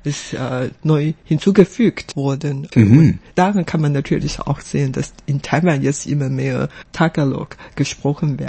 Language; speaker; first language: German; non-native, fluent; Chinese